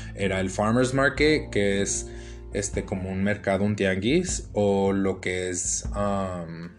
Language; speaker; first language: Spanish; early bilingual, heritage; Spanish